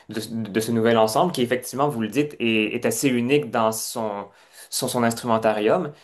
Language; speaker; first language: French; native; French